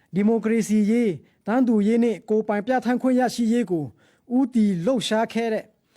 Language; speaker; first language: Burmese; non-native, local second language; Pa'o Karen